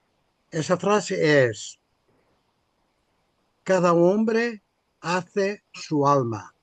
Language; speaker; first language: Spanish; non-native, fluent; Portuguese